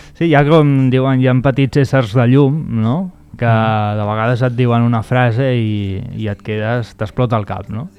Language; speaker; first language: Catalan; native; Catalan